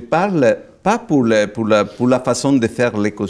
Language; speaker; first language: French; non-native, fluent; Italian